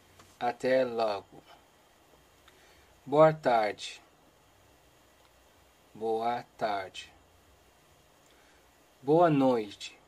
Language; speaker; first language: Portuguese; non-native, learner; Haitian Creole